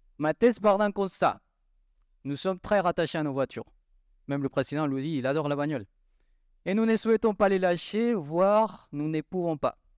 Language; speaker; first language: French; non-native, fluent; Spanish